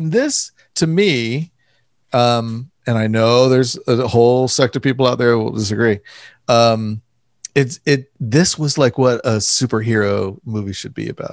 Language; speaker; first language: English; native; English